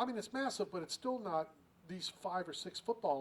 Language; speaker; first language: English; native; English